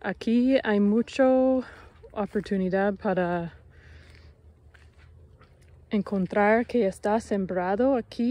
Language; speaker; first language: Spanish; non-native, learner; English